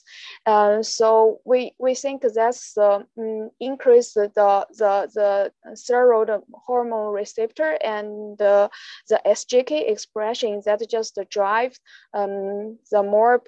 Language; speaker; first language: English; non-native, learner; Chinese